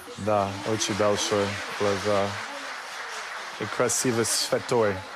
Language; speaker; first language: Russian; non-native, learner; English